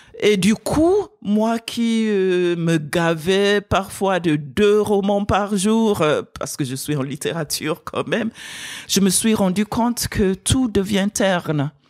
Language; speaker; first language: French; non-native, fluent; English